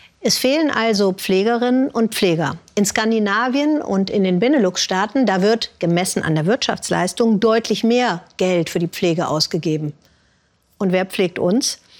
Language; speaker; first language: German; native; German